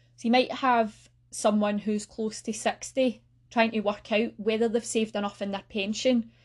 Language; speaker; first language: English; native; English